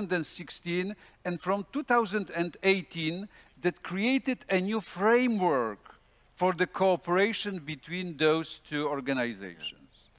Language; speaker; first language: English; non-native, fluent; Polish